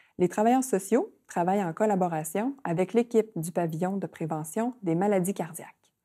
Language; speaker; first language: French; native; French